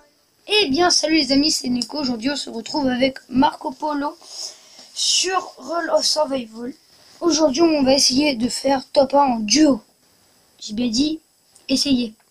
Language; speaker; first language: French; native; French